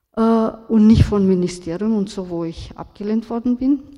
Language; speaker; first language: German; non-native, fluent; Romanian